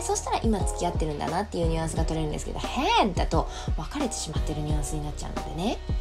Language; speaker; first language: Japanese; native; Japanese